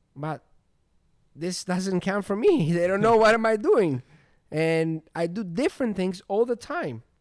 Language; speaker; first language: English; non-native, fluent; Greek